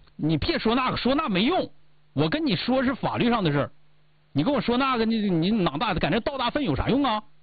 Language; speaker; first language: Chinese; native; Chinese